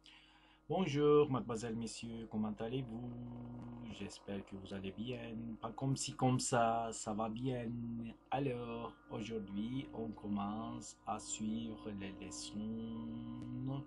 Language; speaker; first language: French; non-native, fluent; Turkish